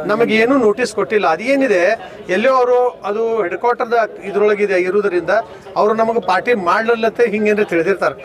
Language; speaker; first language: Kannada; non-native, local second language; Urdu